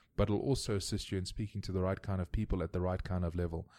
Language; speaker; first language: English; native; English